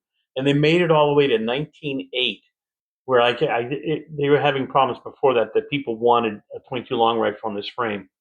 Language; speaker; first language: English; native; English